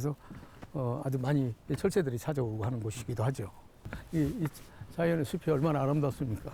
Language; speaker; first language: Korean; native; Korean